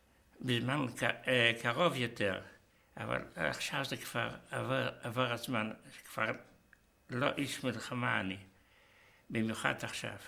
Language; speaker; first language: Hebrew; non-native, fluent; Yiddish